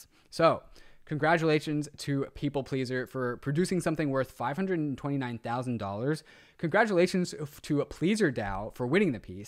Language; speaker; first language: English; native; English